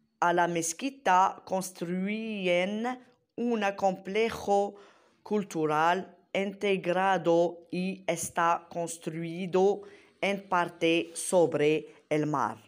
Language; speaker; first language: Spanish; non-native, learner; Arabic